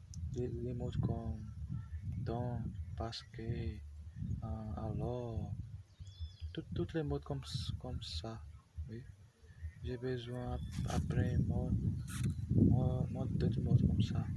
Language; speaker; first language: French; non-native, learner; Portuguese